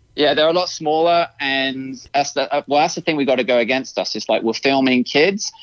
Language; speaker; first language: English; native; English